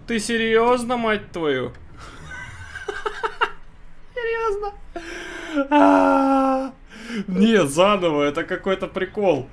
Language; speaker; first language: Russian; native; Russian